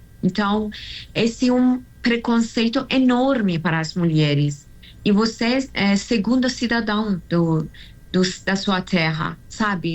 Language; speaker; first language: Portuguese; non-native, learner; Persian